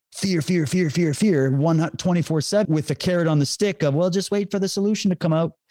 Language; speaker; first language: English; native; English